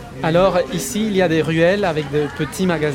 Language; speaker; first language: French; native; French